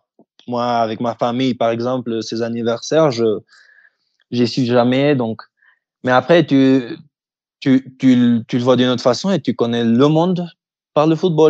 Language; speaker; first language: French; early bilingual, heritage; French